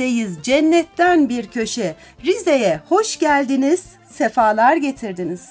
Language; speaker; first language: Turkish; native; Turkish